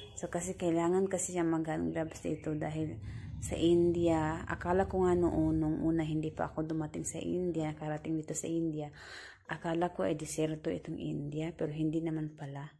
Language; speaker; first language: Filipino; native; Filipino